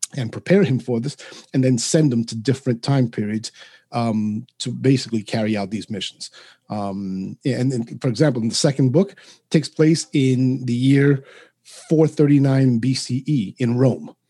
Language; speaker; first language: English; early bilingual, other home language; Spanish